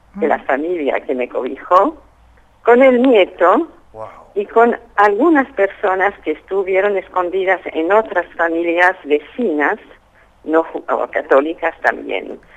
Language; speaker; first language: Spanish; early bilingual, other home language; French